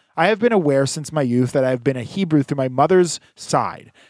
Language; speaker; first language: English; early bilingual, other home language; Hebrew